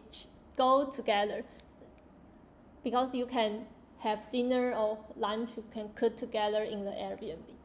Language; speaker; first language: English; non-native, learner; Chinese